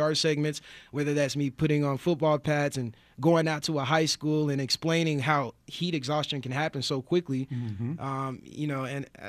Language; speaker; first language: English; native; English